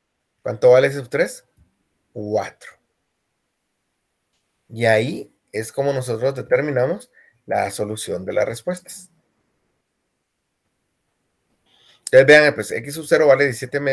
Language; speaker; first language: Spanish; native; Spanish